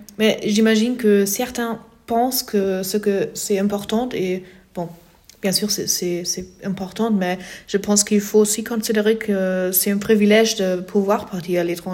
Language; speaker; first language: French; non-native, fluent; German